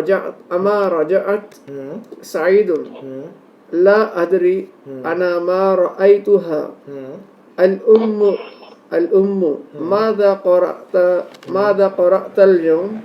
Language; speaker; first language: Arabic; non-native, learner; Urdu